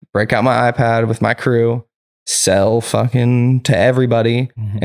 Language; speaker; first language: English; native; English